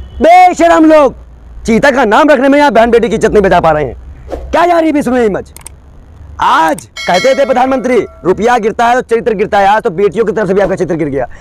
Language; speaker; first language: Hindi; native; Hindi